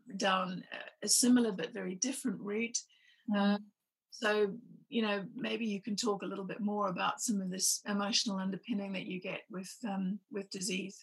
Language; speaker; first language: English; native; English